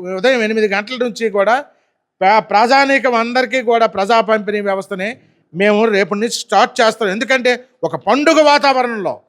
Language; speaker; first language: Telugu; native; Telugu